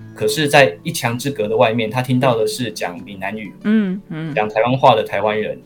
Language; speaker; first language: Chinese; native; Chinese